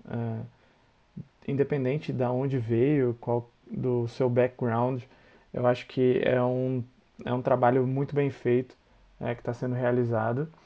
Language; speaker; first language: Portuguese; native; Portuguese